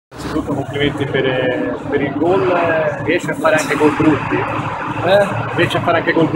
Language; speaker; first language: Italian; native; Italian